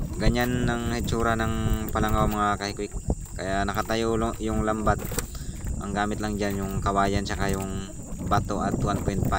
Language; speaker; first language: Filipino; non-native, local second language; Masbatenyo